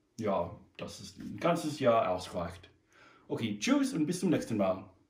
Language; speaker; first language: German; non-native, learner; English